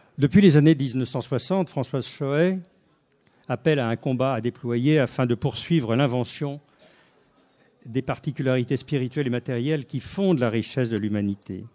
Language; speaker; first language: French; native; French